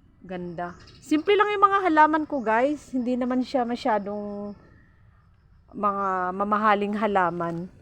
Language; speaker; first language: Filipino; non-native, local second language; Waray